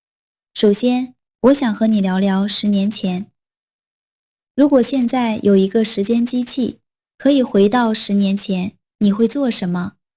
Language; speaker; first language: Chinese; non-native, fluent; Vietnamese